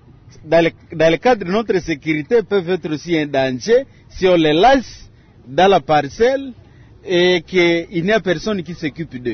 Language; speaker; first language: French; non-native, local second language; Nande